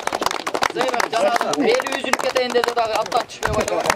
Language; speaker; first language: Kyrgyz; native; Kyrgyz